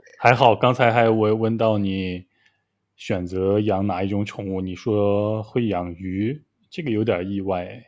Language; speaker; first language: Chinese; native; Chinese